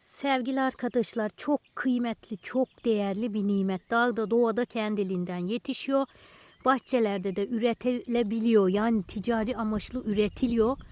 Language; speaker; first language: Turkish; native; Turkish